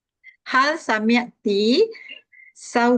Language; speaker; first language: Arabic; non-native, learner; Malay